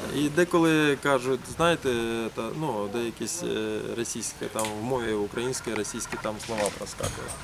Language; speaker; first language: Ukrainian; early bilingual, heritage; Ukrainian